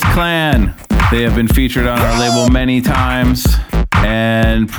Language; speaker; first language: English; native; English